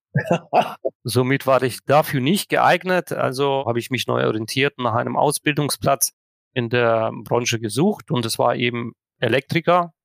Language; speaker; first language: German; non-native, fluent; Russian